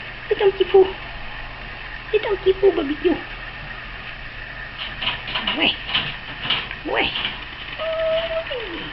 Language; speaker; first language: French; native; French